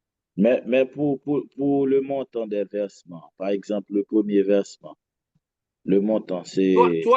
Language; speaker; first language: French; non-native, local second language; Haitian Creole